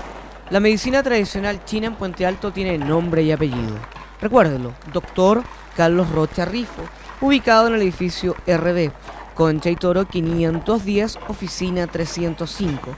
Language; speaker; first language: Spanish; native; Spanish